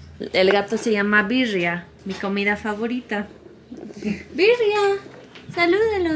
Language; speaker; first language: Spanish; non-native, fluent; English